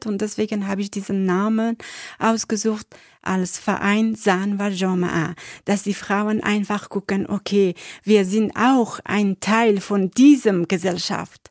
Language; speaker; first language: German; non-native, learner; Persian